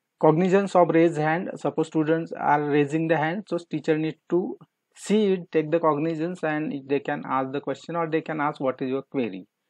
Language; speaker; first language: English; non-native, local second language; Marathi